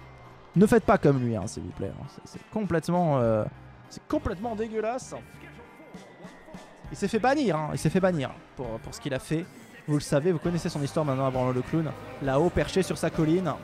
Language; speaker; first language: French; native; French